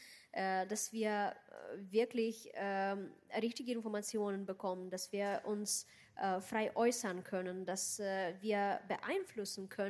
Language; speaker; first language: German; non-native, fluent; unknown